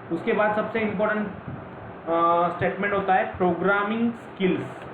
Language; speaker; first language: Hindi; non-native, local second language; Marathi